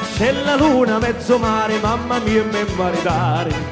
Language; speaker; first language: English; non-native, fluent; Italian